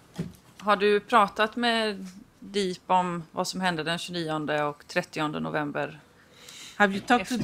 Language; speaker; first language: Swedish; native; Swedish